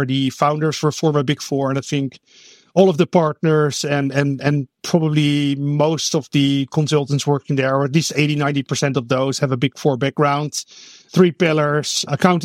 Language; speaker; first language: English; non-native, fluent; Dutch